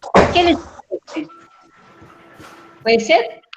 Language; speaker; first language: Spanish; non-native, fluent; Portuguese